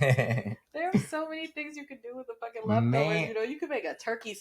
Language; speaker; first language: English; native; English